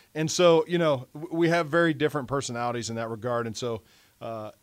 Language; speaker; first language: English; native; English